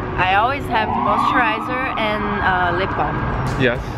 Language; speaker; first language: English; non-native, fluent; Portuguese